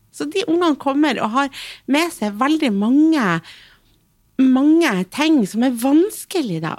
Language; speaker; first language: Norwegian; native; Norwegian